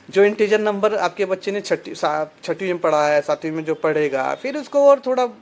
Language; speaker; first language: Hindi; non-native, local second language; Marathi